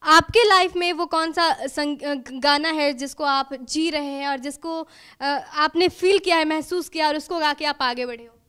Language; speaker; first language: Hindi; native; Hindi